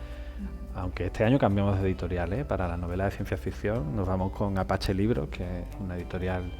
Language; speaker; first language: Spanish; native; Spanish